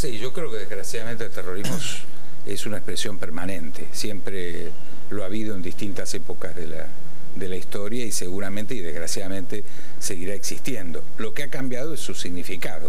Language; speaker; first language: Spanish; native; Spanish